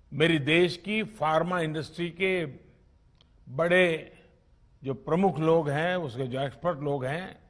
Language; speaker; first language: Hindi; non-native, local second language; Gujarati